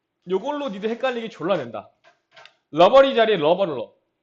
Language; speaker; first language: Korean; native; Korean